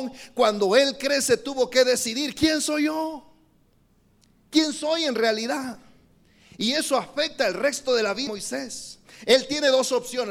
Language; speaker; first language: Spanish; native; Spanish